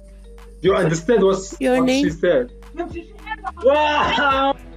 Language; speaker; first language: English; non-native, learner; Arabic